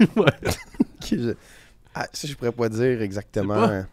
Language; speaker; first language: French; native; French